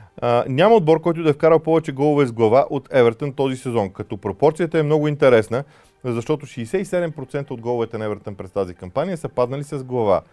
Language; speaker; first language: Bulgarian; native; Bulgarian